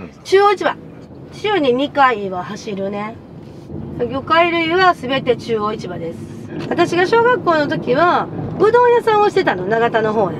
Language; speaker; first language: Japanese; native; Japanese